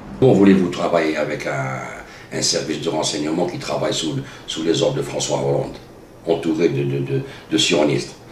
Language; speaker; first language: French; non-native, local second language; Arabic